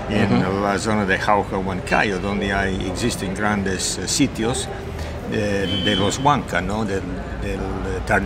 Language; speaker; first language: Spanish; non-native, fluent; English